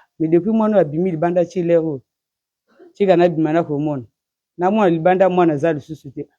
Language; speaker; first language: Lingala; native; Lingala